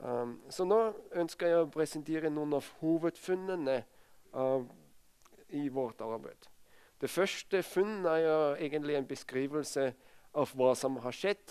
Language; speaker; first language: Norwegian; non-native, fluent; German